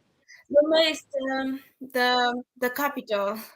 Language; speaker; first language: English; non-native, learner; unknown